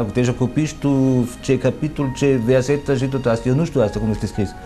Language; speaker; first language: Romanian; non-native, fluent; German